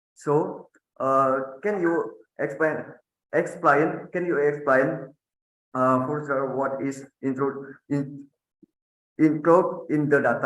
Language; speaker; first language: English; non-native, fluent; Indonesian